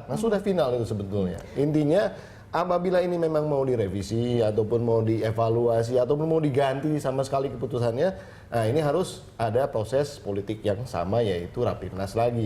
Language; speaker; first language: Indonesian; native; Indonesian